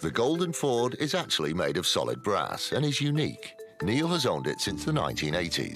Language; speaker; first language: English; native; English